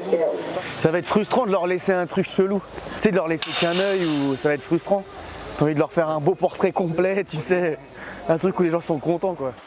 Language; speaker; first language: French; native; French